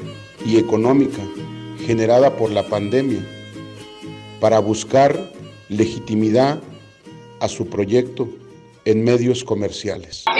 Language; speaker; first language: Spanish; native; Spanish